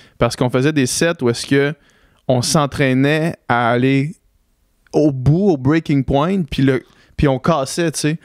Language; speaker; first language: French; native; French